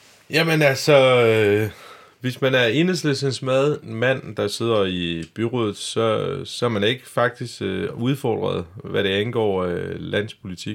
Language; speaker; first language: Danish; non-native, fluent; Turkish